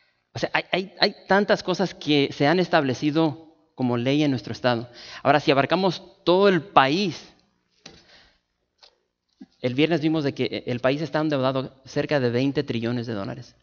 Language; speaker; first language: Spanish; native; Spanish